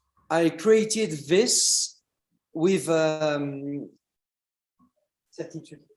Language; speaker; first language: English; non-native, learner; French